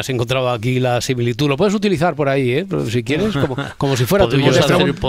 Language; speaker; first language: Spanish; native; Spanish